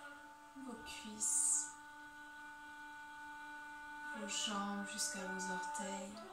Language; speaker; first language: French; native; French